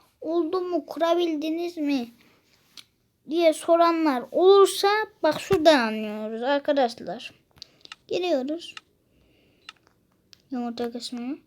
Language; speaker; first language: Turkish; native; Turkish